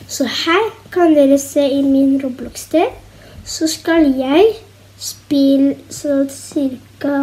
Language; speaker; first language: Norwegian; non-native, learner; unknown